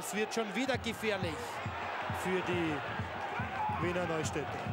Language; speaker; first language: German; native; German